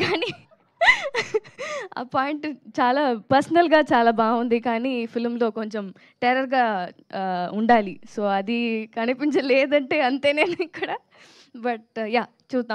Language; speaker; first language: Telugu; non-native, local second language; Tamil